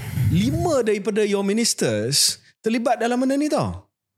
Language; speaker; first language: Malay; native; Malay